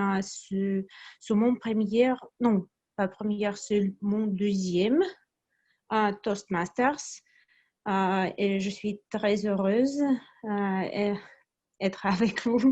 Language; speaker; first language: French; non-native, fluent; Russian